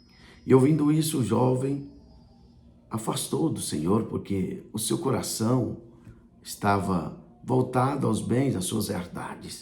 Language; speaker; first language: Portuguese; native; Portuguese